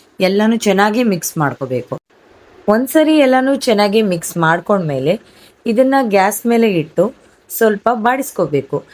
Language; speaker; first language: Kannada; non-native, local second language; Tulu